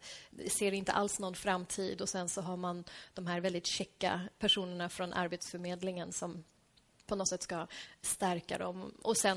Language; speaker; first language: Swedish; native; Swedish